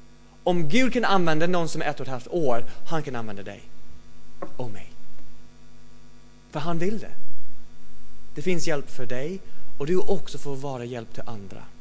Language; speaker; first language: Swedish; non-native, fluent; English